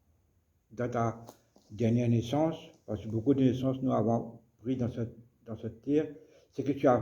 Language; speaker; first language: French; non-native, local second language; Morisyen